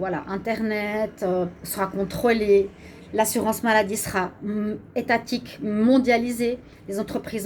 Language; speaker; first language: French; native; French